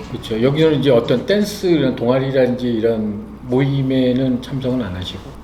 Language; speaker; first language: Korean; native; Korean